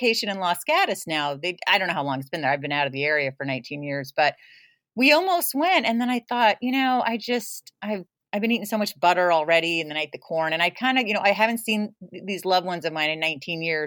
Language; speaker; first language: English; native; English